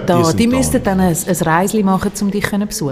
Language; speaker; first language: German; native; German